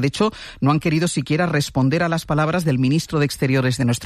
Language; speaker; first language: Spanish; native; Spanish